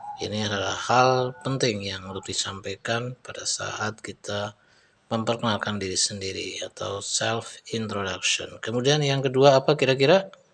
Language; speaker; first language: Indonesian; native; Indonesian